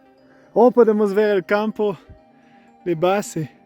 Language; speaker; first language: Spanish; non-native, learner; French